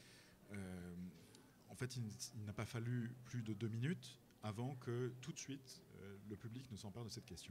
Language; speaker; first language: French; native; French